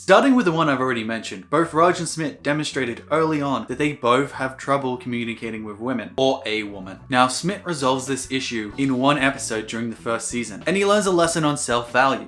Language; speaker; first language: English; native; English